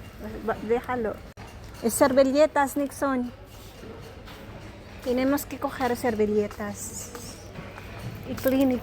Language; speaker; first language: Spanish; non-native, learner; Filipino